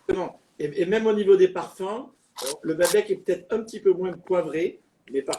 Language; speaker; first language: French; native; French